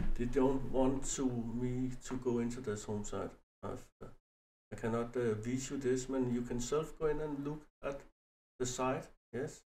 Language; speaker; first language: English; non-native, learner; Danish